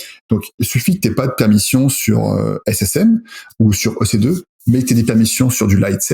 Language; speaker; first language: French; native; French